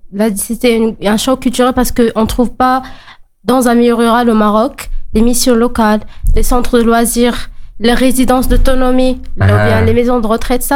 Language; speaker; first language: French; non-native, local second language; Arabic